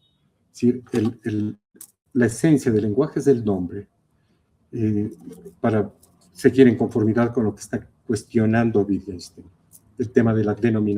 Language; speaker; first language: Spanish; native; Spanish